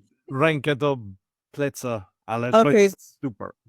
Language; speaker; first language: Polish; non-native, learner; English